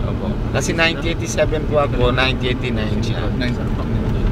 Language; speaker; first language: Filipino; non-native, local second language; Cebuano